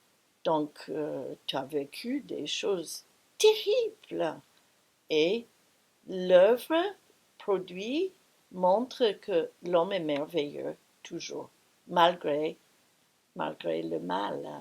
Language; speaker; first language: French; non-native, fluent; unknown